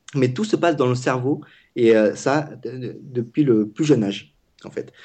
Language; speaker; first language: French; non-native, fluent; Vietnamese